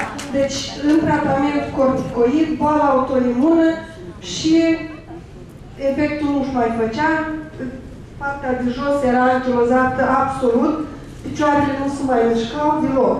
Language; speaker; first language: Romanian; native; Romanian